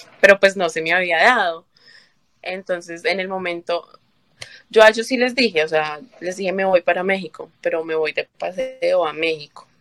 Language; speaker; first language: Spanish; native; Spanish